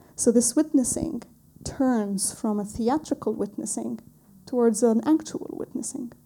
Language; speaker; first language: English; non-native, fluent; Arabic